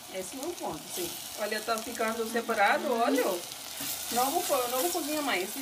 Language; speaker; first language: Portuguese; non-native, learner; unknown